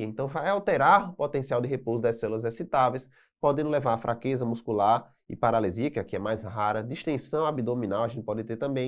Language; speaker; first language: Portuguese; native; Portuguese